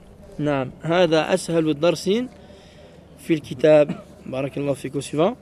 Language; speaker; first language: Arabic; non-native, fluent; French